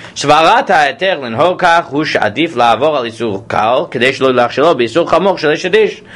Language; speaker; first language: Hebrew; non-native, fluent; English